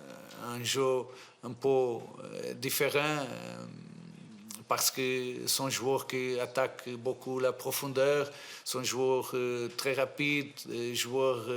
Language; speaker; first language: French; non-native, fluent; Portuguese